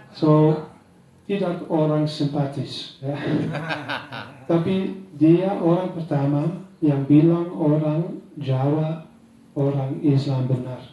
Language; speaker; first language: Indonesian; non-native, learner; Dutch